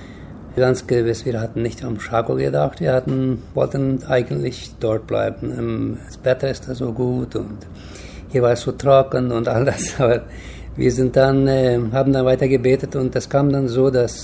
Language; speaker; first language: German; early bilingual, heritage; German